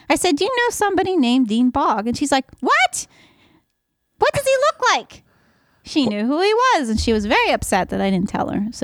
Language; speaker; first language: English; native; English